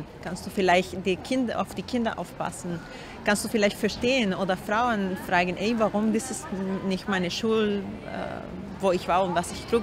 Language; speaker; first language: German; non-native, learner; Spanish